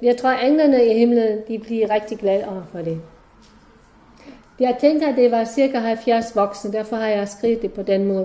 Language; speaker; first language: Danish; non-native, fluent; German